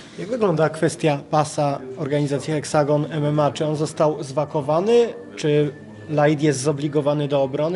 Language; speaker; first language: Polish; native; Polish